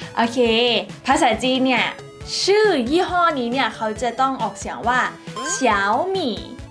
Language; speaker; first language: Thai; native; Thai